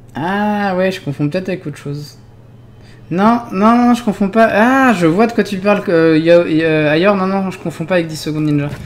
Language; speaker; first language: French; native; French